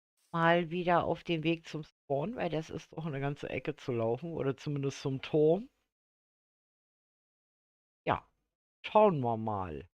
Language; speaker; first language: German; native; German